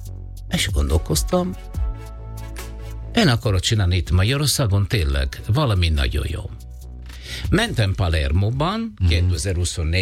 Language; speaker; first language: Hungarian; non-native, learner; Italian